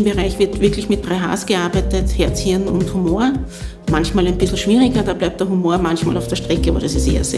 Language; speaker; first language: German; native; German